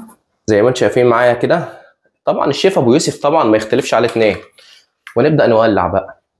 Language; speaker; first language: Arabic; native; Arabic